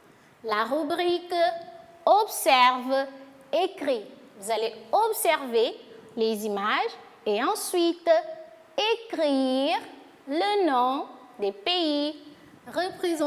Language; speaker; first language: French; non-native, fluent; Portuguese